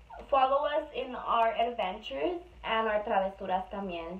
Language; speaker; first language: Spanish; early bilingual, other home language; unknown